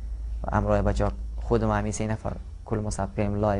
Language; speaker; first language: Persian; native; Persian